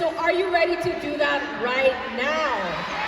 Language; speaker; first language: English; non-native, local second language; Filipino